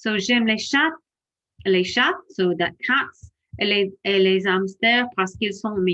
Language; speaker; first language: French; non-native, fluent; English